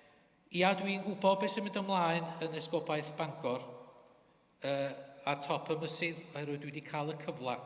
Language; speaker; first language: Welsh; native; Welsh